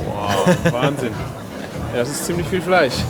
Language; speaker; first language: German; native; German